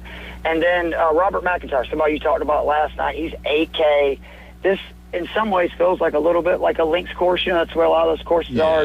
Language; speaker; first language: English; native; English